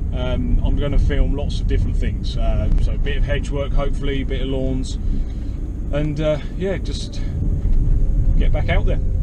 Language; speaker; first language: English; native; English